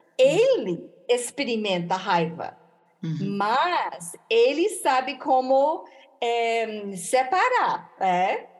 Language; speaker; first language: Portuguese; non-native, fluent; English